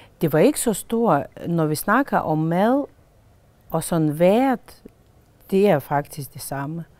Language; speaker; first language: Danish; non-native, fluent; Lithuanian